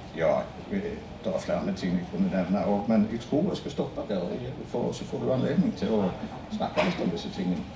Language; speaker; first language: Norwegian; native; Norwegian